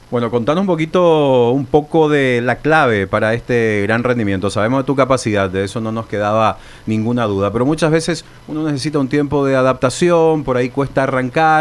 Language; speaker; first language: Spanish; native; Spanish